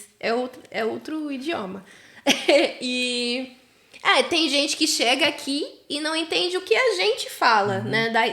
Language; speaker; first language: Portuguese; non-native, fluent; English